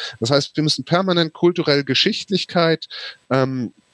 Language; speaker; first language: German; native; German